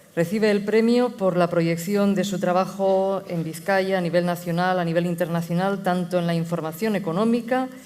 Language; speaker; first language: Spanish; native; Spanish